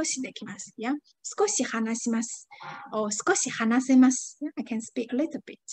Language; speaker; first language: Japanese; non-native, fluent; Chinese